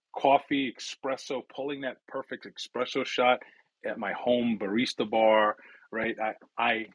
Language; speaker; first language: English; early bilingual, other home language; Italian